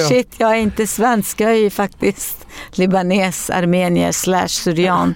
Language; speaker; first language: Swedish; early bilingual, other home language; Arabic